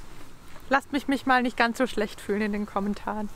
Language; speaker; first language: German; native; German